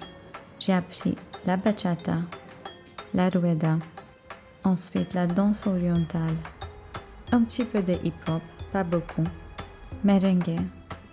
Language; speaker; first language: French; non-native, fluent; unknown